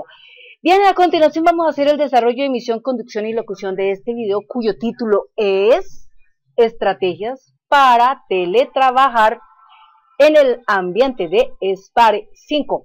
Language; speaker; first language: Spanish; native; Spanish